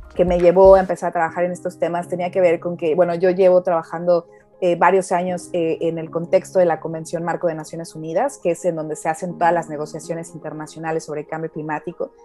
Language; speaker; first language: Spanish; native; Spanish